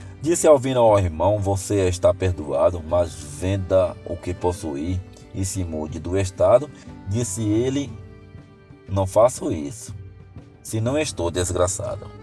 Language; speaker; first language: Portuguese; native; Portuguese